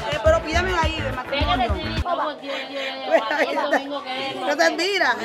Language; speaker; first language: Spanish; native; Spanish